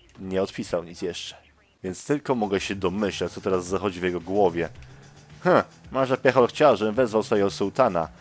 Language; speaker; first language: Polish; native; Polish